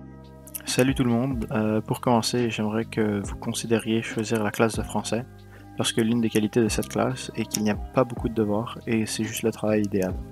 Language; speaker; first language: French; non-native, learner; English